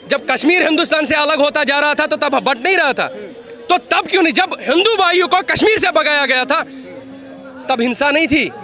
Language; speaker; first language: Hindi; native; Hindi